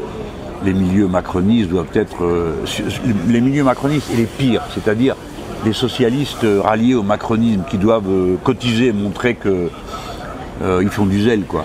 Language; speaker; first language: French; native; French